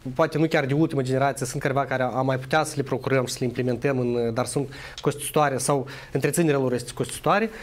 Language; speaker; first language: Romanian; native; Romanian